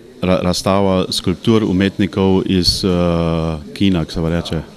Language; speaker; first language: Slovenian; early bilingual, heritage; Slovenian